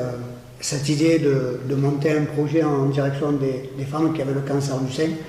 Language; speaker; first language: French; native; French